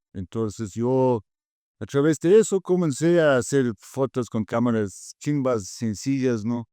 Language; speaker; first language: Spanish; non-native, fluent; English